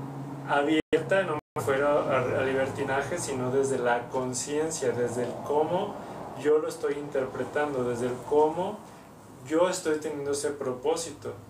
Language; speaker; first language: Spanish; native; Spanish